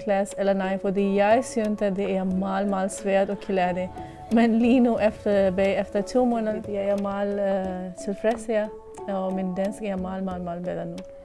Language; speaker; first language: Danish; non-native, learner; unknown